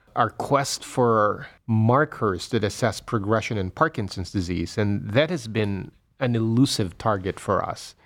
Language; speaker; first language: English; non-native, local second language; Filipino